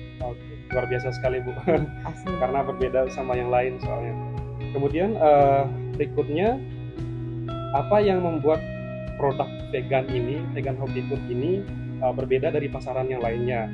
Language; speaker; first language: Indonesian; non-native, local second language; Balinese